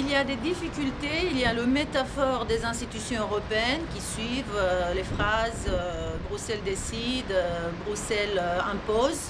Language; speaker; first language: French; non-native, fluent; Serbian